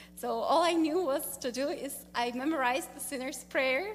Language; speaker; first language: English; non-native, fluent; Russian